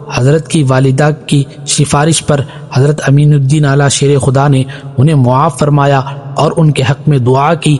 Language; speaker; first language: Urdu; native; Urdu